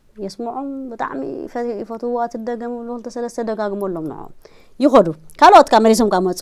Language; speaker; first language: Tigrinya; native; Tigrinya